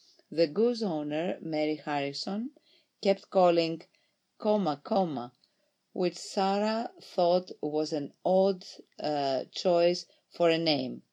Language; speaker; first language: English; non-native, fluent; Greek